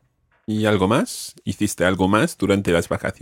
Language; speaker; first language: Spanish; non-native, fluent; English